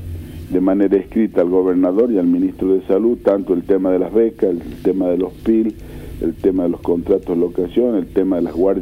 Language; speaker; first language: Spanish; native; Spanish